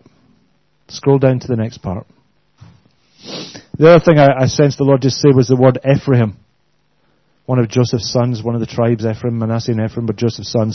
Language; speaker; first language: English; native; English